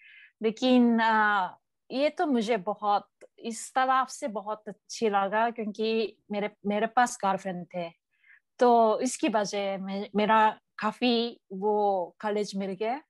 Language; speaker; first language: Hindi; non-native, learner; Japanese